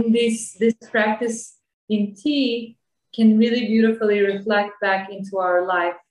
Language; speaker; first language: English; non-native, fluent; Bosnian